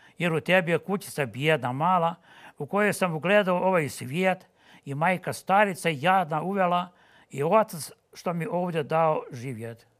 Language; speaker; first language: Bosnian; non-native, local second language; Ukrainian